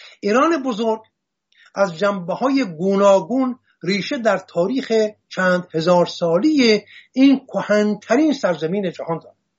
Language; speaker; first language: Persian; non-native, local second language; Assyrian Neo-Aramaic